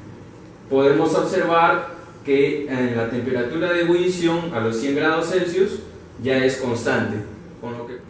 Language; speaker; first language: Spanish; native; Spanish